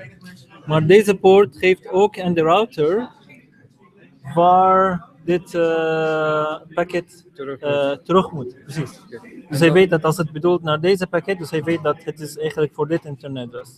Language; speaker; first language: Dutch; non-native, fluent; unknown